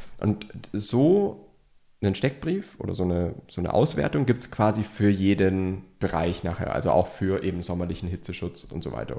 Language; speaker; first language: German; native; German